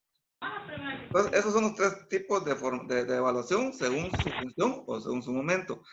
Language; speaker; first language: Spanish; native; Spanish